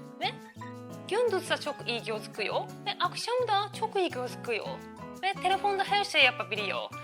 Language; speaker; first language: Turkish; non-native, learner; Japanese